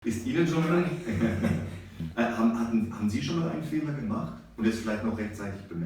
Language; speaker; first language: German; native; German